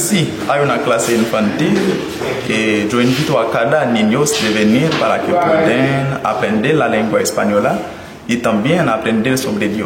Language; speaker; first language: Spanish; non-native, learner; Haitian Creole